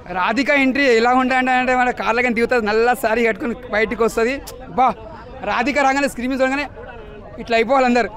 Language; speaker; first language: Telugu; native; Telugu